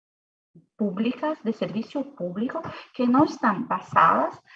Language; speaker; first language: Spanish; non-native, fluent; Portuguese